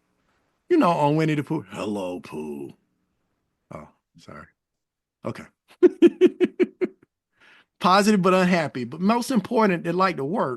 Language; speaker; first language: English; native; English